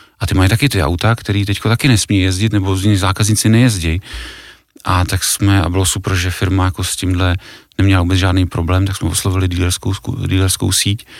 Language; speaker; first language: Czech; native; Czech